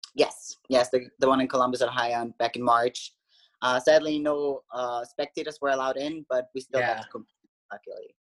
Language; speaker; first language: English; non-native, fluent; German